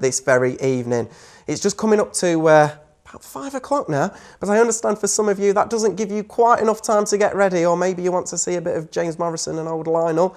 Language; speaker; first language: English; native; English